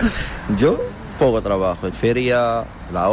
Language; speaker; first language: Spanish; non-native, learner; Arabic